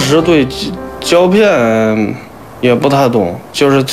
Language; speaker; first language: Chinese; native; Chinese